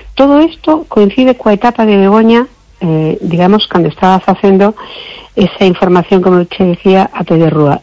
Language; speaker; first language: Galician; non-native, local second language; Spanish